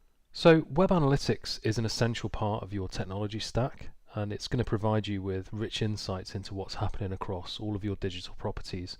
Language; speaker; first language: English; native; English